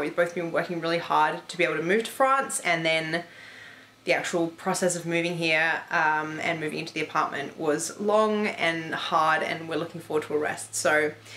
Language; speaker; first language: English; native; English